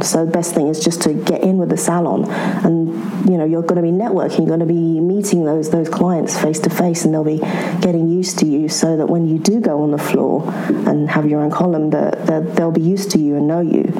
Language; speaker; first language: English; native; English